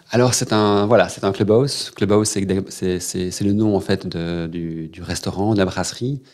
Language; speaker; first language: French; native; French